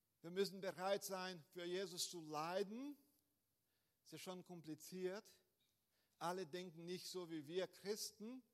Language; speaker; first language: German; non-native, fluent; Portuguese